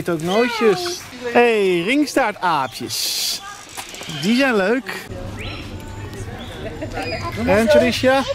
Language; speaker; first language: Dutch; native; Dutch